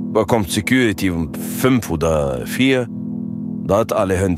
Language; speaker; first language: German; non-native, learner; French